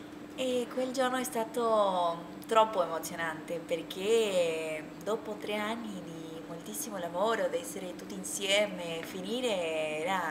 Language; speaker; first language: Italian; non-native, learner; Spanish